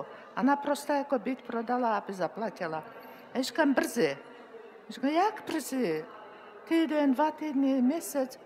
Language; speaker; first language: Czech; non-native, learner; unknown